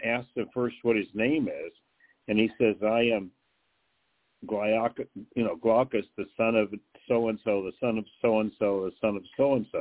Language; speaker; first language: English; native; English